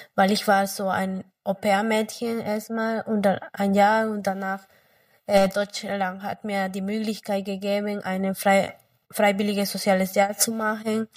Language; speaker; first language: German; non-native, fluent; Spanish